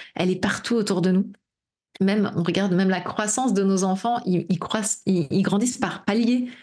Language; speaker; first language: French; native; French